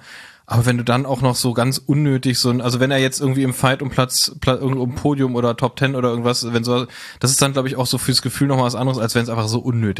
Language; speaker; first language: German; native; German